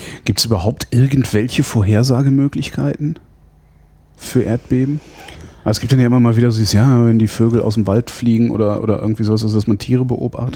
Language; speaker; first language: German; native; German